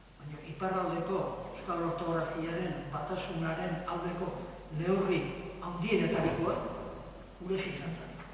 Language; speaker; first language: Basque; native; Basque